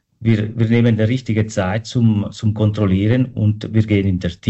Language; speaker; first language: German; non-native, local second language; Italian